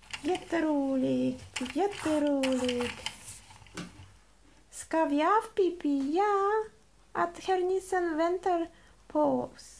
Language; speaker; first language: Swedish; non-native, learner; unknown